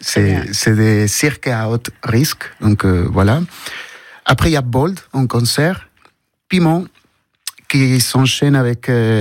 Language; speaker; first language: French; non-native, fluent; Spanish